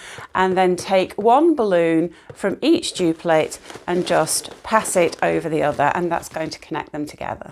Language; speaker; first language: English; native; English